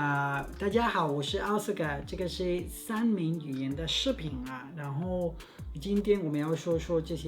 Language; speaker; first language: Chinese; non-native, fluent; Spanish